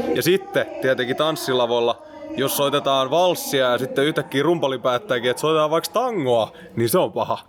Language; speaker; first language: Finnish; native; Finnish